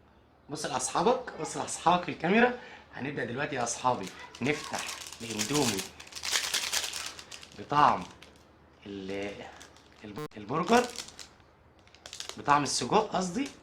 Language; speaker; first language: Arabic; native; Arabic